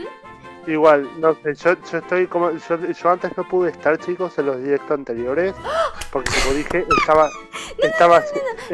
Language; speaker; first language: Spanish; native; Spanish